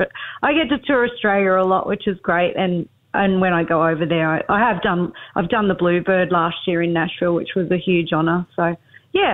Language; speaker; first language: English; native; English